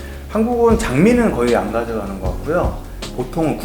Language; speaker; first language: Korean; native; Korean